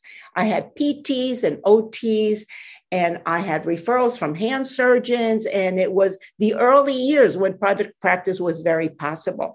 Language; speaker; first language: English; non-native, fluent; Spanish